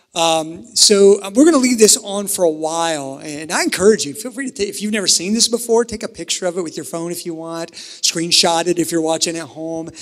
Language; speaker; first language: English; native; English